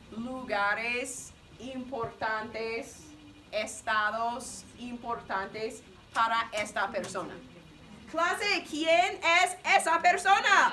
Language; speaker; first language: Spanish; non-native, fluent; English